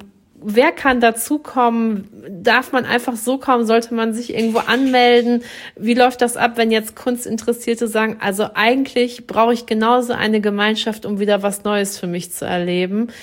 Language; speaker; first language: German; native; German